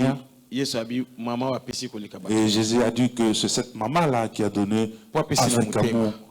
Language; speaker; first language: French; non-native, local second language; Lingala